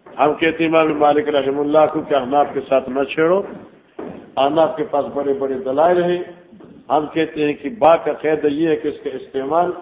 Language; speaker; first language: Urdu; non-native, local second language; Northern Hindko